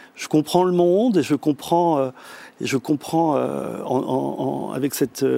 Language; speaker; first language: French; native; French